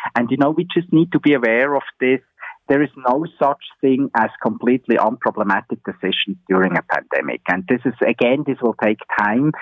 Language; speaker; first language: English; non-native, fluent; German